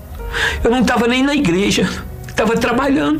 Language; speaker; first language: Portuguese; native; Portuguese